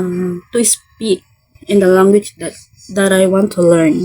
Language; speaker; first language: English; non-native, learner; Filipino